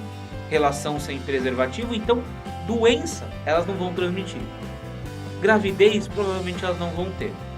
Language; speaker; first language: Portuguese; native; Portuguese